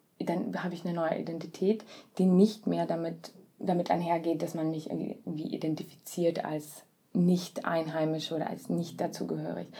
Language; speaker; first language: German; early bilingual, other home language; Russian